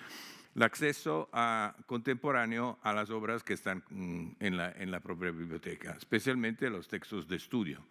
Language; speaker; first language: Spanish; non-native, fluent; Italian